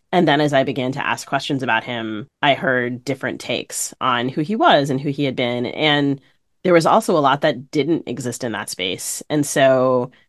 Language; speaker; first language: English; native; English